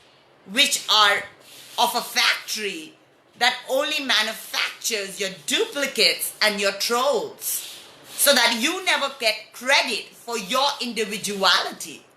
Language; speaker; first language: English; non-native, local second language; Hindi